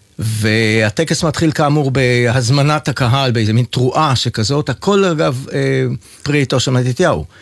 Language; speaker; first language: Hebrew; native; Hebrew